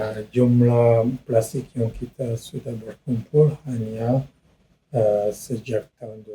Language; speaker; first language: Indonesian; non-native, learner; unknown